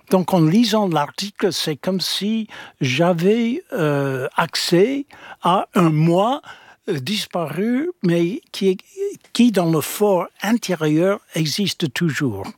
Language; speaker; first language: French; non-native, fluent; English